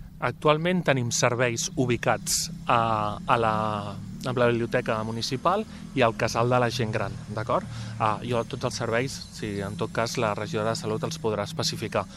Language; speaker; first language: Catalan; native; Catalan